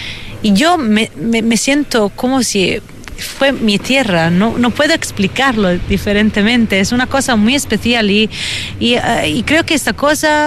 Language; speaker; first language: Spanish; non-native, fluent; Italian